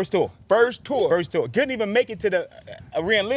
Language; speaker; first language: English; native; English